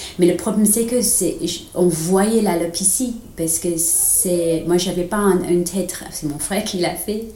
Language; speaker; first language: French; non-native, fluent; English